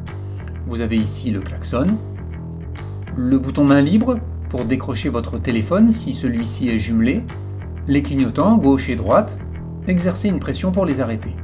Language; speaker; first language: French; native; French